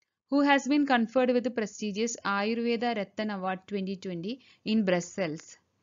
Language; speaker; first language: English; non-native, local second language; Malayalam